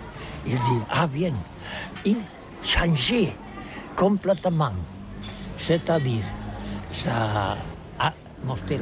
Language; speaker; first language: French; non-native, learner; Catalan